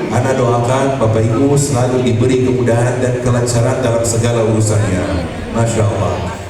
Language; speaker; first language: Indonesian; non-native, fluent; Arabic